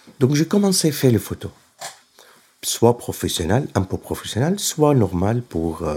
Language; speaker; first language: French; non-native, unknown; Arabic